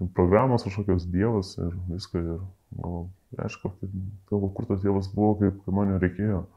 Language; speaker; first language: Lithuanian; native; Lithuanian